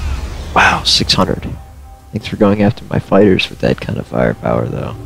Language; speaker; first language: English; native; English